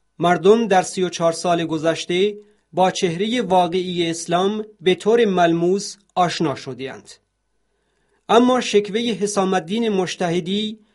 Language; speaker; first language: Persian; non-native, local second language; Central Kurdish